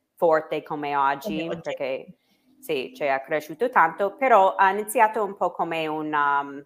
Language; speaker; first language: Italian; non-native, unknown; English